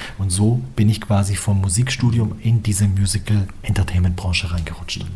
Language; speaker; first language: German; native; German